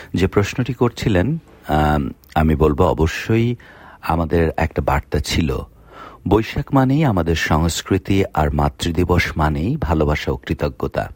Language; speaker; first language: Bangla; native; Bangla